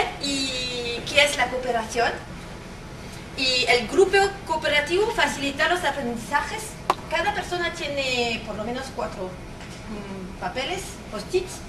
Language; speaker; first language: Spanish; non-native, fluent; French